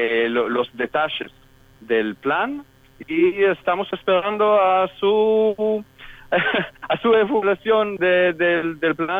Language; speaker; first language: Spanish; non-native, fluent; Hebrew